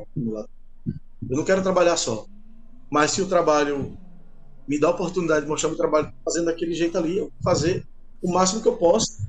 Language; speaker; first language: Portuguese; native; Portuguese